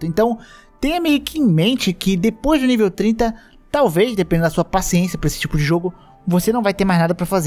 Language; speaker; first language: Portuguese; native; Portuguese